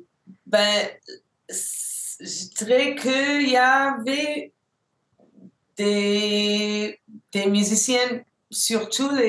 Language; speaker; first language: French; non-native, local second language; English